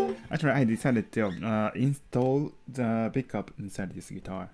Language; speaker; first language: English; non-native, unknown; Japanese